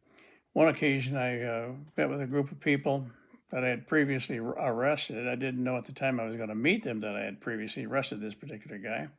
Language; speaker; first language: English; native; English